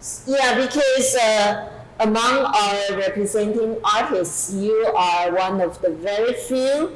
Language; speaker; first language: English; non-native, fluent; Chinese